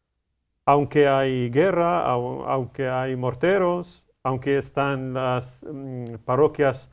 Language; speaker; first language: Spanish; non-native, learner; Arabic